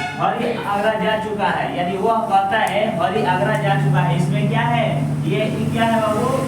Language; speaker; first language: Hindi; native; Hindi